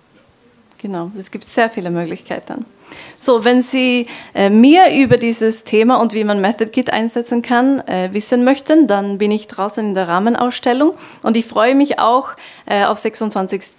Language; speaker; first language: German; non-native, fluent; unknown